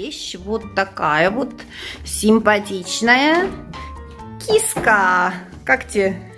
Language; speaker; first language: Russian; native; Russian